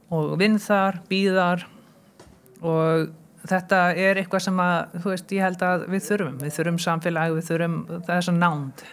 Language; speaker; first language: Icelandic; early bilingual, heritage; Icelandic